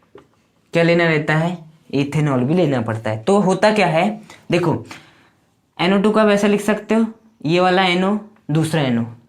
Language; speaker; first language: Hindi; native; Hindi